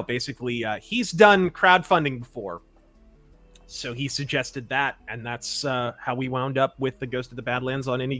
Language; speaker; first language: English; native; English